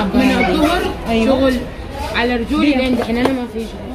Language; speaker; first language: Arabic; native; Arabic